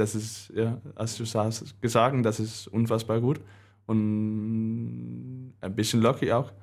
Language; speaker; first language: German; non-native, learner; Danish